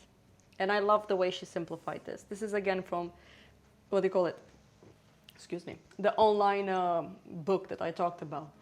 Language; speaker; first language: English; non-native, fluent; Romanian